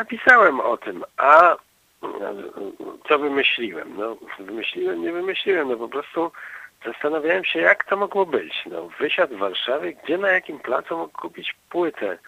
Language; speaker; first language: Polish; native; Polish